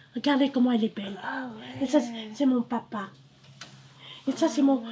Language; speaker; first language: French; non-native, fluent; Khmer